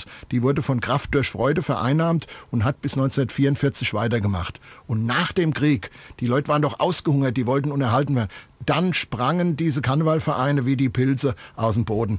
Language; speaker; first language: German; native; German